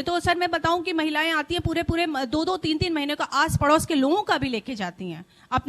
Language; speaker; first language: Hindi; native; Hindi